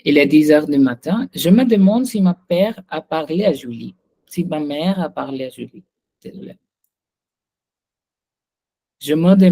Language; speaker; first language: French; non-native, fluent; Hindi